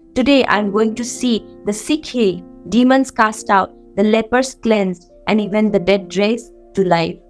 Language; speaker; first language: English; non-native, local second language; Assamese